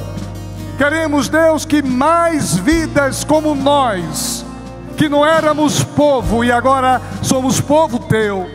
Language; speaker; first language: Portuguese; native; Portuguese